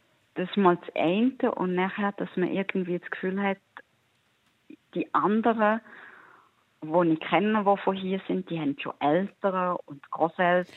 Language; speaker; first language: German; native; German